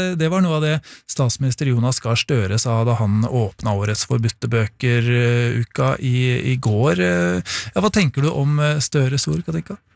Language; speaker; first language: Norwegian; native; Norwegian